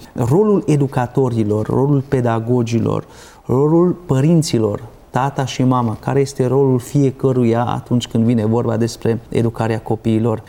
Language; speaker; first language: Romanian; non-native, local second language; Hungarian